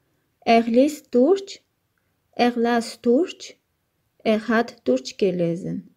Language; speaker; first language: German; non-native, fluent; Armenian